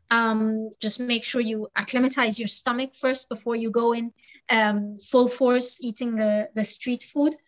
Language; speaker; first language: English; non-native, fluent; Arabic